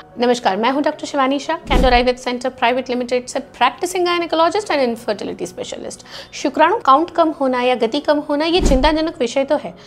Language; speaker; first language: Hindi; non-native, local second language; Gujarati